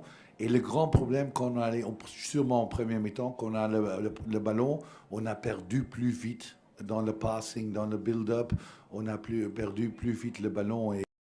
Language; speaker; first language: French; non-native, learner; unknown